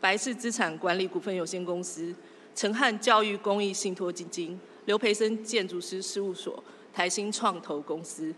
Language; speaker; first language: Chinese; native; Chinese